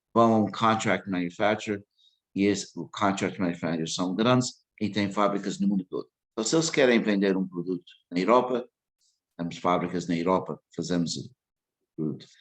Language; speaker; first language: Portuguese; early bilingual, heritage; English